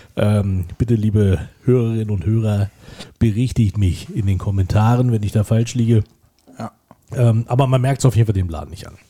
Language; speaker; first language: German; native; German